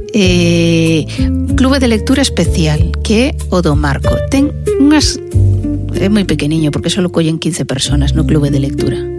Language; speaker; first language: Galician; non-native, local second language; Spanish